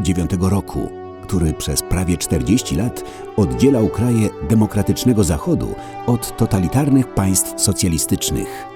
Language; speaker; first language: Polish; native; Polish